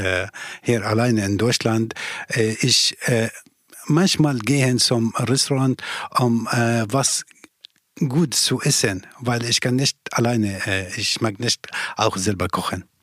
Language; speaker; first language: German; non-native, learner; Persian